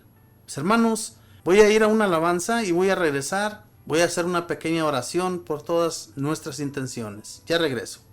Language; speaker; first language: Spanish; native; Spanish